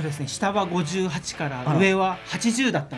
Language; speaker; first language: Japanese; native; Japanese